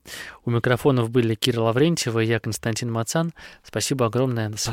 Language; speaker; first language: Russian; native; Russian